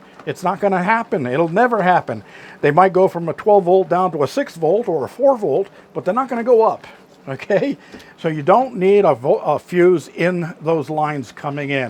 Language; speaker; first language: English; native; English